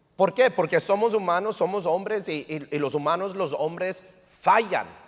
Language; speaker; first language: Spanish; early bilingual, heritage; English